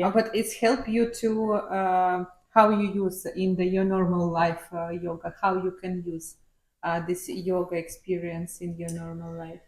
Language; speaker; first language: English; non-native, learner; Ukrainian